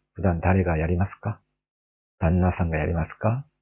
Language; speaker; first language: Japanese; non-native, fluent; Korean